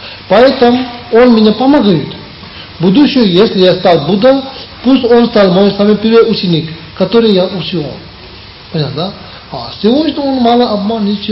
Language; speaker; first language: Russian; non-native, learner; Tibetan